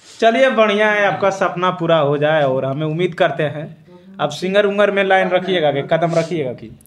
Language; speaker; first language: Hindi; native; Hindi